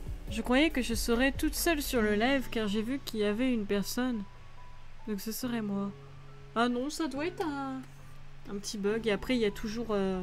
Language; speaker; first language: French; native; French